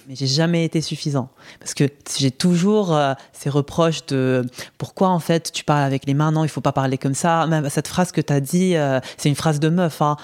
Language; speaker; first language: French; non-native, local second language; Arabic